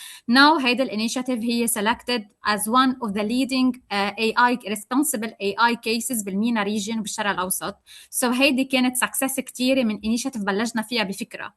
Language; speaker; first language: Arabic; native; Arabic